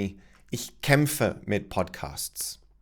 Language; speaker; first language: German; non-native, fluent; English